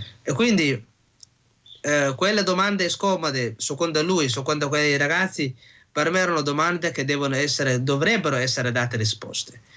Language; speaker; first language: Italian; non-native, fluent; Somali